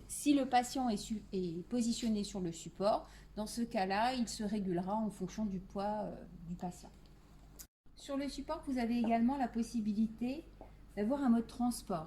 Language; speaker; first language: French; native; French